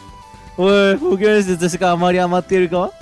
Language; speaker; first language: Japanese; native; Japanese